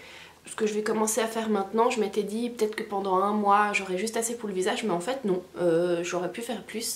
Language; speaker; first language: French; native; French